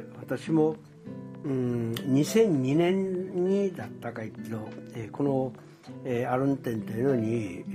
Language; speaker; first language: Japanese; native; Japanese